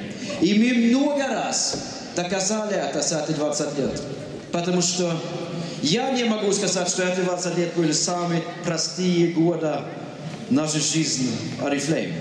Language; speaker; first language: Russian; non-native, fluent; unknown